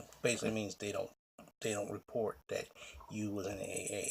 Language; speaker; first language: English; native; English